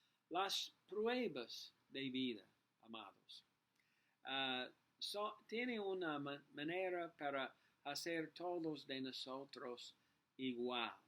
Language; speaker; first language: Spanish; non-native, learner; English